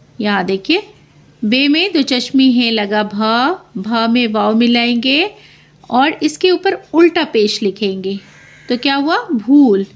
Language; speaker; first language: Hindi; native; Hindi